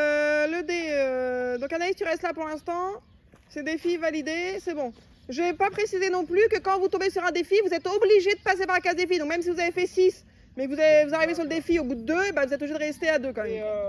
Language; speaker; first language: French; native; French